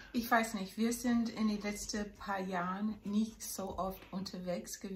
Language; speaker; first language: German; non-native, fluent; English